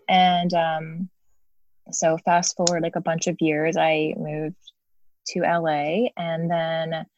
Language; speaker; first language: English; native; English